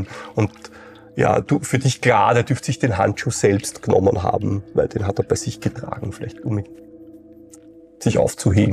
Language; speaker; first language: German; native; German